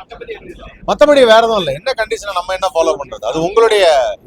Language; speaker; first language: Tamil; native; Tamil